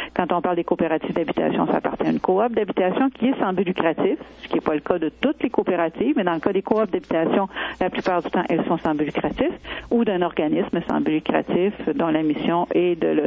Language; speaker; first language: French; native; French